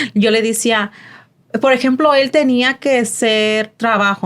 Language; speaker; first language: Spanish; early bilingual, heritage; Spanish